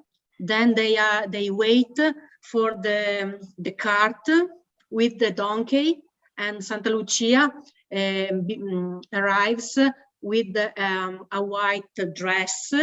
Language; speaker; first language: English; non-native, learner; Italian